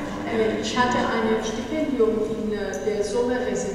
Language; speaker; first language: German; non-native, fluent; Persian